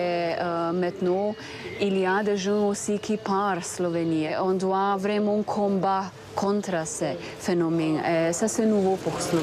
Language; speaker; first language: French; non-native, fluent; Slovenian